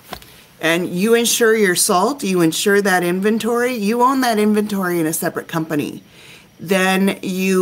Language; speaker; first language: English; native; English